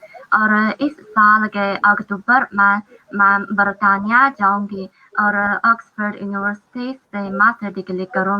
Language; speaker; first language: Hindi; non-native, fluent; Chinese